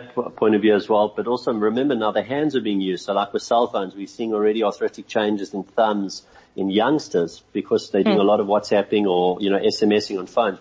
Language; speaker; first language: English; native; English